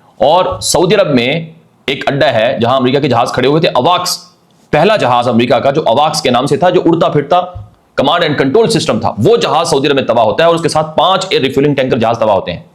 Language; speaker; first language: Urdu; native; Urdu